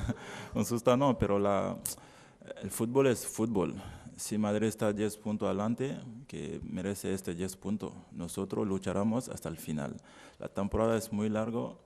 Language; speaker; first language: Spanish; non-native, learner; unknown